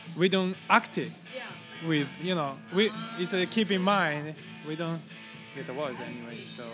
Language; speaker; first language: English; non-native, learner; Japanese